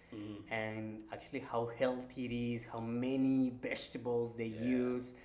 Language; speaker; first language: English; non-native, fluent; Spanish